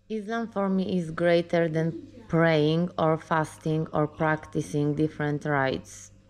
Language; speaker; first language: English; non-native, learner; Polish